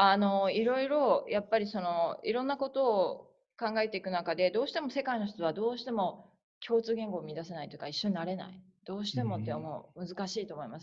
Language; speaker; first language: Japanese; native; Japanese